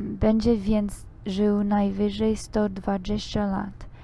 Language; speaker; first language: Polish; non-native, learner; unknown